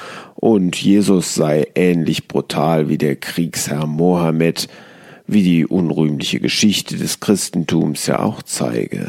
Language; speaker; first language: German; native; German